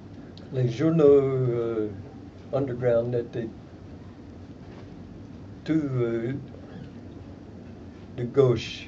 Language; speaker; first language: French; non-native, fluent; English